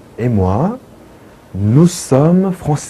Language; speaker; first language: French; non-native, fluent; Korean